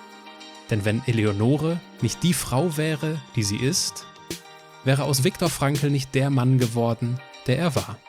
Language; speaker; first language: German; native; German